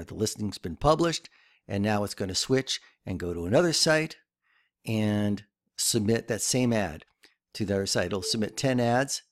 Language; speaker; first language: English; native; English